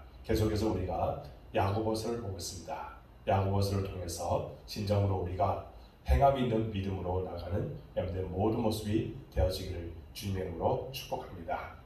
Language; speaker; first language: Korean; native; Korean